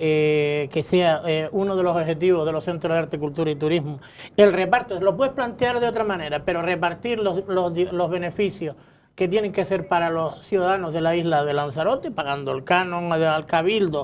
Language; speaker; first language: Spanish; native; Spanish